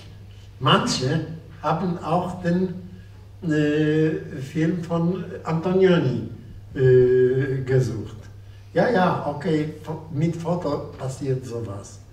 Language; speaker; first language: German; non-native, fluent; Polish